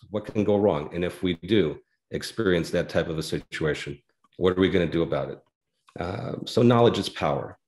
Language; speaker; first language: English; native; English